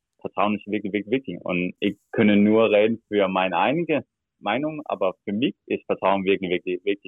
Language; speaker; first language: German; non-native, learner; Danish